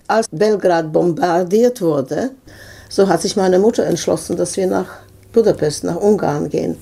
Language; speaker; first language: German; non-native, fluent; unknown